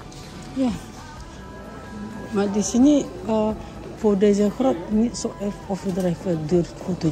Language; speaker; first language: Dutch; non-native, learner; Indonesian